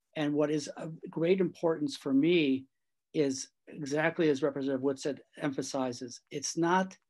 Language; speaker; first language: English; native; English